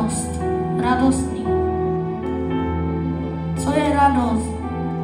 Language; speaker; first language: Czech; non-native, local second language; Slovak